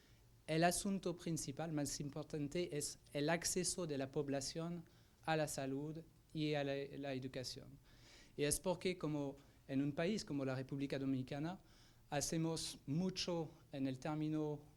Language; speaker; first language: Spanish; non-native, fluent; French